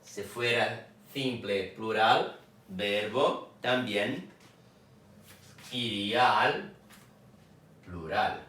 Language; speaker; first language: Spanish; non-native, fluent; Portuguese